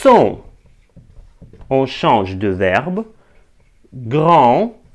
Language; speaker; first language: French; non-native, fluent; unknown